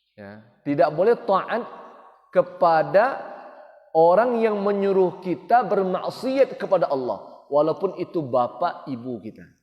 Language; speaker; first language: Malay; native; Malay